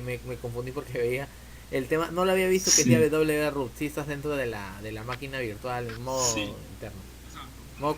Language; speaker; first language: Spanish; native; Spanish